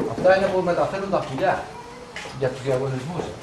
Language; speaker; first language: Greek; non-native, learner; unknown